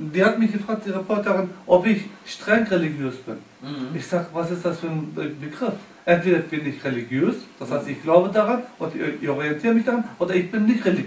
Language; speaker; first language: German; early bilingual, other home language; Turkish